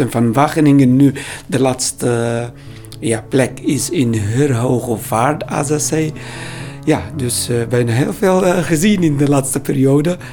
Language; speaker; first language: Dutch; non-native, learner; Arabic